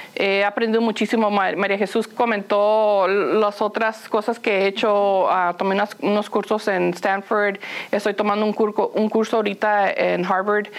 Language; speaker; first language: Spanish; early bilingual, heritage; Spanish